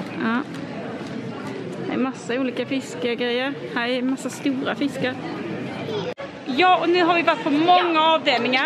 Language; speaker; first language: Swedish; native; Swedish